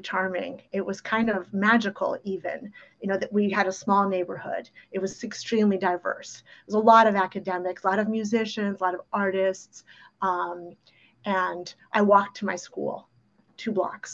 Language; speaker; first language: English; early bilingual, other home language; Ukrainian